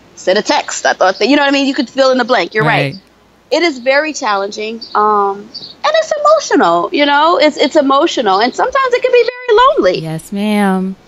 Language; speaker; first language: English; native; English